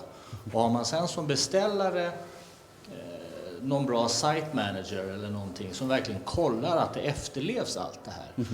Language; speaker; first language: Swedish; native; Swedish